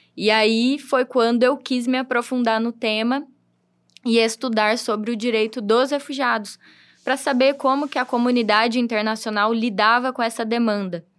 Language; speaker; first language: Portuguese; native; Portuguese